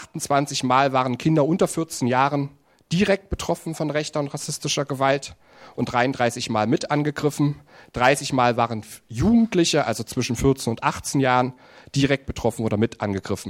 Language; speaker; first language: German; native; German